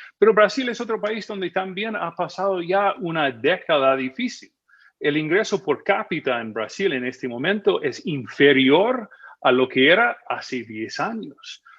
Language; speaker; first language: Spanish; non-native, fluent; English